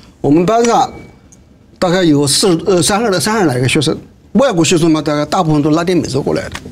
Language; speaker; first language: Chinese; native; Chinese